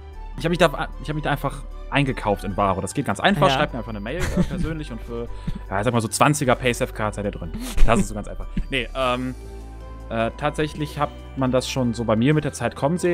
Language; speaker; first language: German; native; German